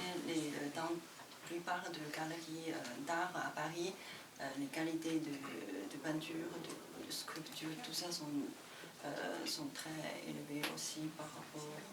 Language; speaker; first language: French; non-native, fluent; Chinese